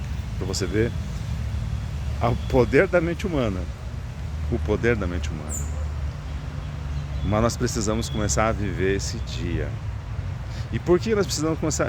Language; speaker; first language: Portuguese; native; Portuguese